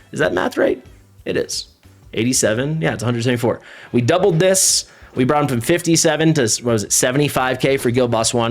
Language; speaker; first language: English; native; English